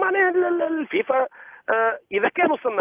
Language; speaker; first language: Arabic; native; Arabic